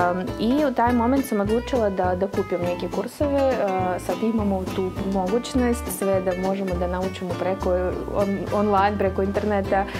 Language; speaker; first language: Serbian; non-native, fluent; Russian